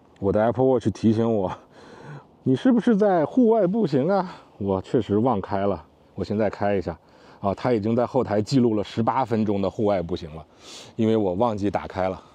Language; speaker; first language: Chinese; native; Chinese